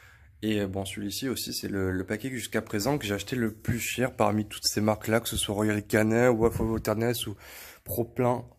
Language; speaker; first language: French; native; French